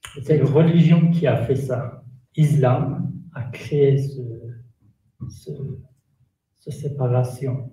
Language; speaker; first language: French; non-native, learner; Kurdish